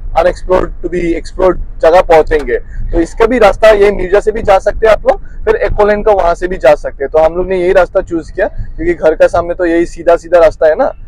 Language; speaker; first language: Hindi; non-native, local second language; Assamese